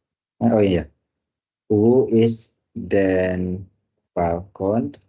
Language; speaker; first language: German; non-native, learner; Indonesian